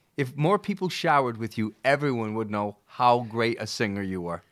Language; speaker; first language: English; native; English